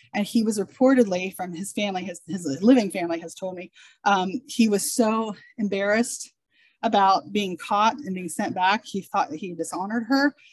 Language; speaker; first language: English; native; English